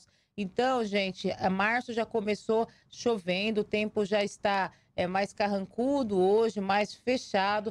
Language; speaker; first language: Portuguese; native; Portuguese